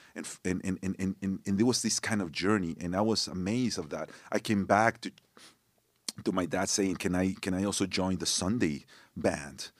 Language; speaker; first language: English; non-native, fluent; Spanish